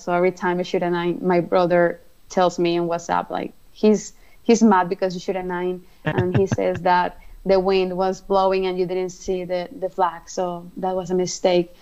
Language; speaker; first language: English; non-native, fluent; Spanish